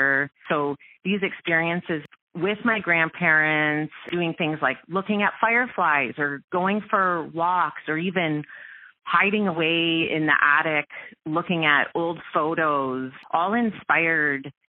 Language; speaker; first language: English; native; English